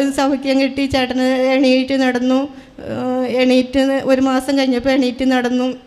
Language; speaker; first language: Malayalam; native; Malayalam